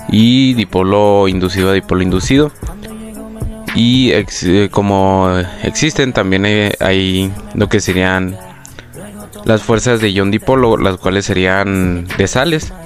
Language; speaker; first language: Spanish; native; Spanish